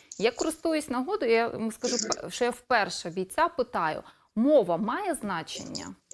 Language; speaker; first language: Ukrainian; native; Ukrainian